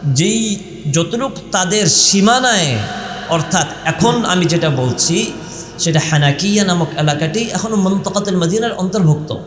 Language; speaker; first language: Bangla; early bilingual, heritage; Bangla